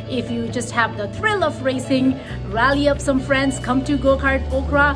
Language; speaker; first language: English; non-native, local second language; Nepali